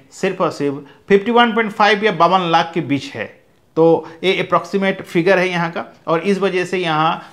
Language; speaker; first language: Hindi; native; Hindi